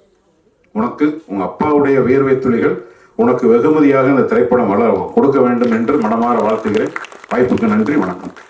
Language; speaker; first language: Tamil; native; Tamil